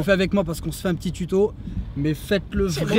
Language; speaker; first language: French; native; French